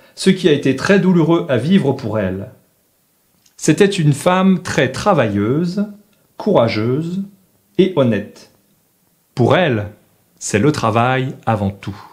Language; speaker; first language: French; native; French